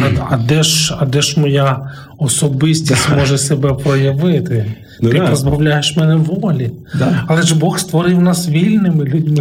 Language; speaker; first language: Ukrainian; native; Ukrainian